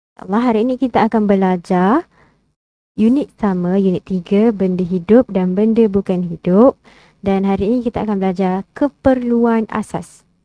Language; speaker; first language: Malay; native; Malay